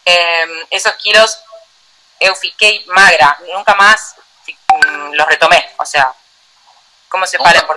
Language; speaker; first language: Portuguese; non-native, learner; Spanish